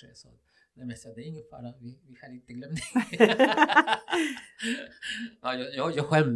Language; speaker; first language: Swedish; non-native, fluent; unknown